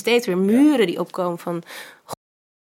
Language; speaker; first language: Dutch; early bilingual, other home language; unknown